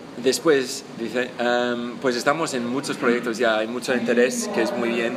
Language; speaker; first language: Spanish; non-native, fluent; English